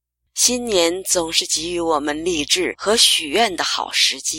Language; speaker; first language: Chinese; native; Chinese